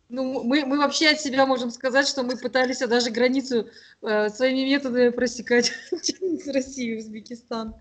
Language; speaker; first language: Russian; native; Russian